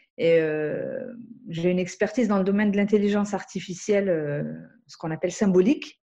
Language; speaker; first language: French; non-native, local second language; Arabic